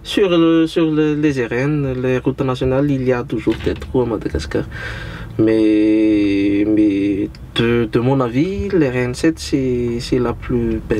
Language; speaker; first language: French; non-native, local second language; Malagasy